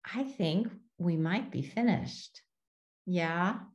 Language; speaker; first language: English; native; English